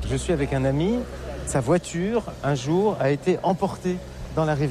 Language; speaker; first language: French; native; French